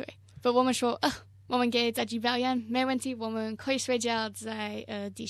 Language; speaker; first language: Chinese; non-native, learner; English